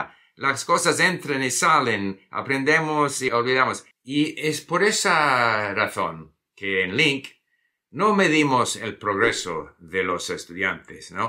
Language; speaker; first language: Spanish; non-native, fluent; English